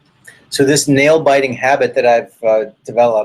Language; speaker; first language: English; native; English